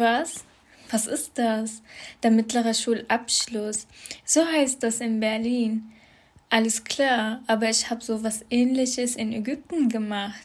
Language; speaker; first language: German; non-native, fluent; Arabic